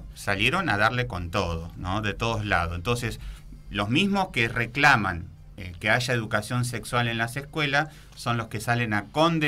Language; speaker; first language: Spanish; native; Spanish